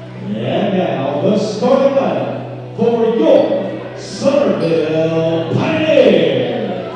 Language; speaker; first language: English; native; English